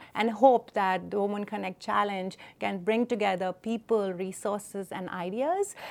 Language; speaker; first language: English; non-native, local second language; Hindi